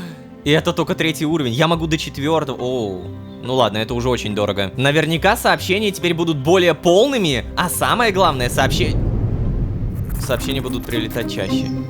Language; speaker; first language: Russian; native; Russian